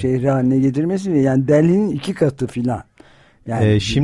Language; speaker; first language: Turkish; native; Turkish